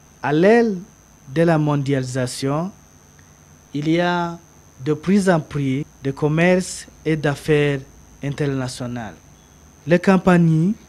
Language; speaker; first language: French; non-native, learner; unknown